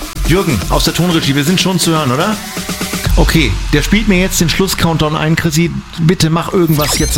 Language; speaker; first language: German; native; German